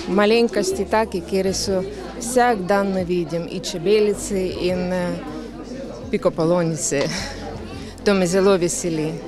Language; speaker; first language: Slovenian; non-native, learner; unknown